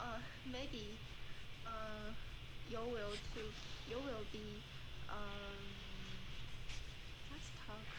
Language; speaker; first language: English; non-native, learner; Chinese